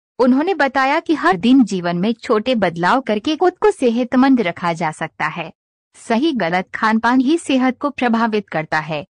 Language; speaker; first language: Hindi; native; Hindi